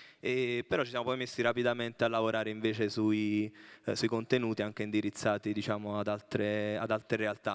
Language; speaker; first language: Italian; native; Italian